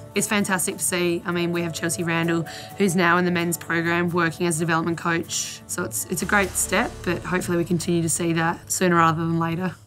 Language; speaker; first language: English; native; English